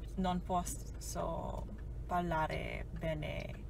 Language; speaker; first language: Italian; non-native, learner; English